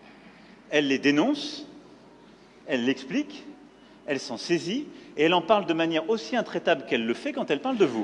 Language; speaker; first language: French; native; French